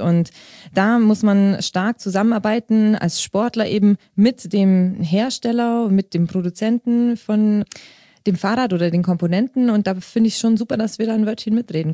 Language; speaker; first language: German; native; German